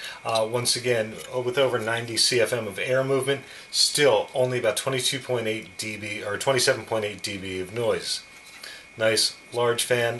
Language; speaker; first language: English; native; English